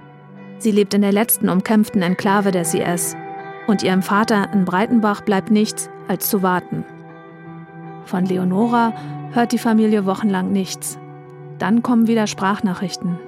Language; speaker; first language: German; native; German